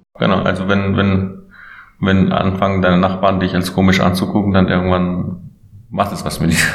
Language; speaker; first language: German; non-native, fluent; Albanian